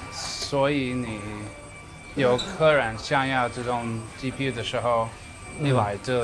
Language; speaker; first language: Chinese; non-native, learner; English